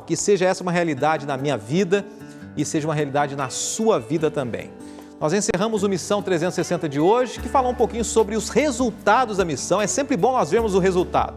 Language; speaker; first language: Portuguese; native; Portuguese